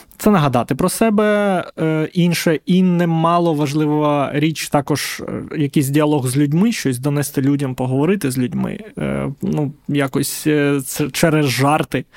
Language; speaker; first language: Ukrainian; non-native, local second language; Russian